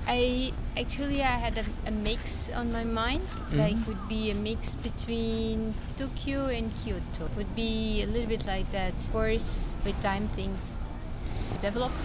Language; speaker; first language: English; non-native, fluent; Portuguese